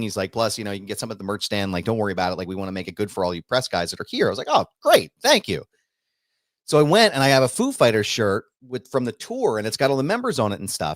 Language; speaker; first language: English; native; English